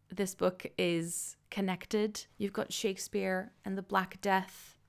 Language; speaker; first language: English; non-native, fluent; Dutch